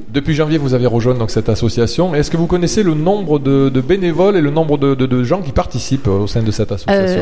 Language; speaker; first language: French; native; French